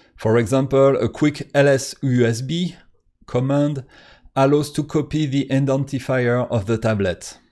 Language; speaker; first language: English; non-native, fluent; French